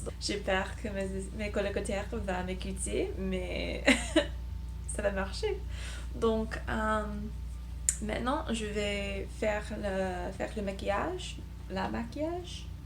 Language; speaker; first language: French; non-native, learner; English